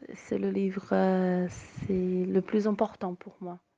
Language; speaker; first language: French; non-native, fluent; Portuguese